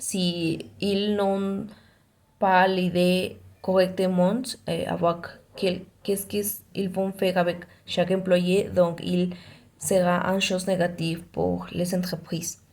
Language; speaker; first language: French; non-native, learner; Spanish